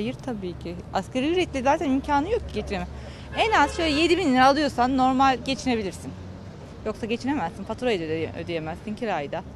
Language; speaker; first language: Turkish; native; Turkish